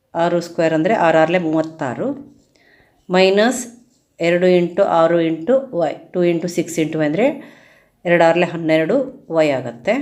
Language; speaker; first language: Kannada; native; Kannada